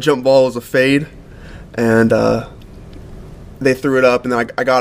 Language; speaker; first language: English; native; English